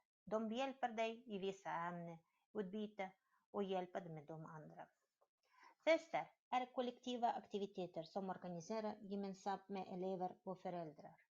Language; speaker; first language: Swedish; non-native, learner; Russian